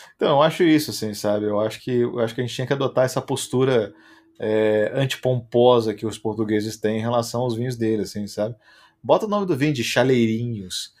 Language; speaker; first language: Portuguese; native; Portuguese